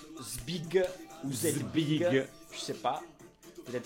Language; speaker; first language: French; non-native, fluent; Italian